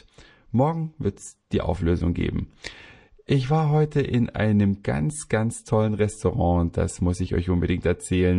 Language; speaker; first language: German; native; German